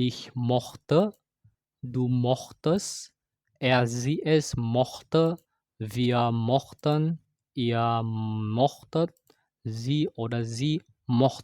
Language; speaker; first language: German; non-native, fluent; Indonesian